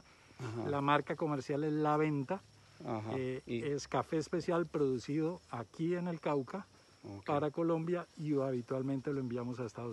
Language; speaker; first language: Spanish; native; Spanish